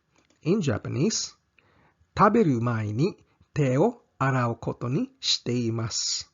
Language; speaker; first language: Japanese; non-native, fluent; English